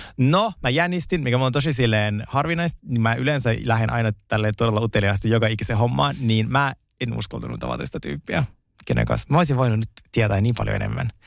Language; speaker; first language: Finnish; non-native, fluent; Russian